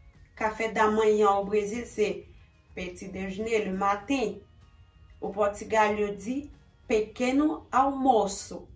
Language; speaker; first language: French; non-native, local second language; Haitian Creole